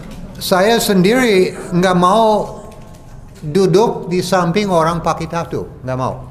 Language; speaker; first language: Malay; non-native, fluent; English